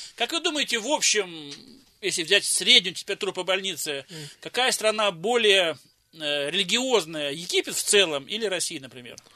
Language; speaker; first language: Russian; native; Russian